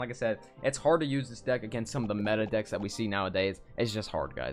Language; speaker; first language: English; native; English